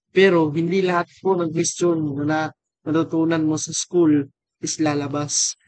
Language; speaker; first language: Filipino; non-native, local second language; Cebuano